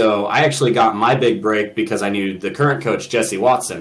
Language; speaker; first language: English; native; English